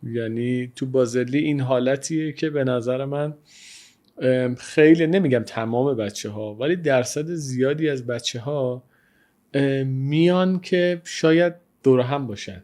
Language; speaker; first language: Persian; native; Persian